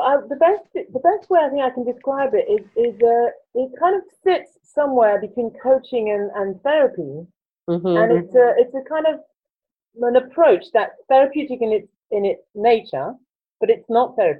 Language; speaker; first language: English; non-native, fluent; French